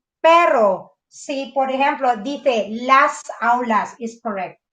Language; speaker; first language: Spanish; non-native, fluent; Filipino